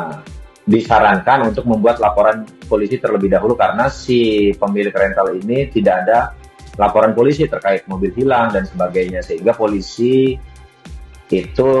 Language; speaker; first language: Indonesian; native; Indonesian